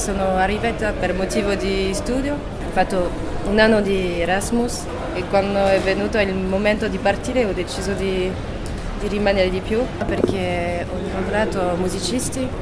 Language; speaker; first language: Italian; non-native, fluent; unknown